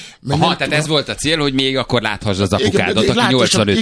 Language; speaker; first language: Hungarian; native; Hungarian